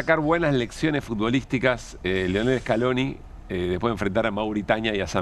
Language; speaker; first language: Spanish; native; Spanish